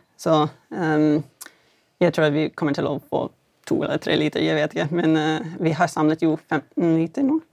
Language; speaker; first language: Norwegian; non-native, fluent; English